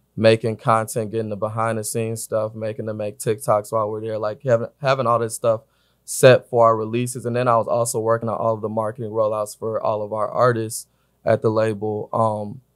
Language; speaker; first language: English; native; English